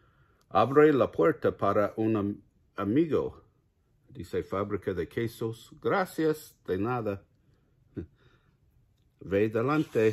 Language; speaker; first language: Spanish; non-native, learner; English